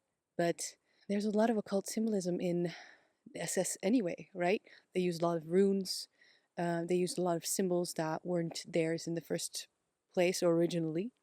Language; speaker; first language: English; non-native, fluent; Dutch